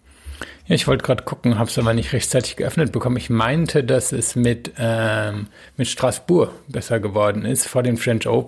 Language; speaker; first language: German; native; German